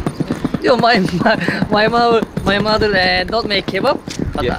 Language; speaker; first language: English; non-native, learner; Turkish